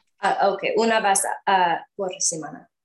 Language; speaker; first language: Spanish; non-native, learner; English